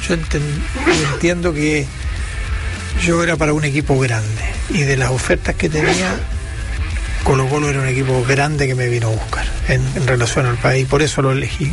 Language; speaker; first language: Spanish; native; Spanish